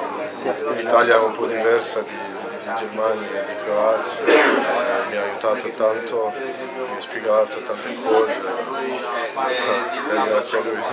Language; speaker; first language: Italian; non-native, learner; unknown